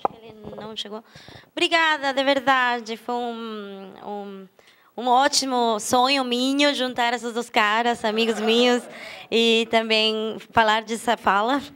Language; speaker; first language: Portuguese; non-native, fluent; German